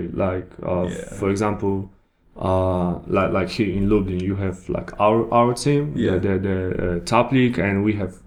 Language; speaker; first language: English; non-native, learner; Polish